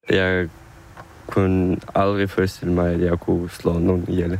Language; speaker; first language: Danish; non-native, fluent; Ukrainian